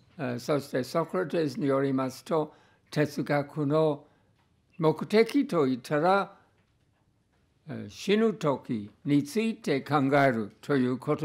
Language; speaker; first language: Japanese; non-native, fluent; English